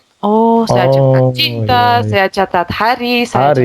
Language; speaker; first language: Indonesian; non-native, fluent; Bulgarian